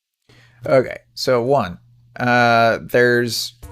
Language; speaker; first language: English; native; English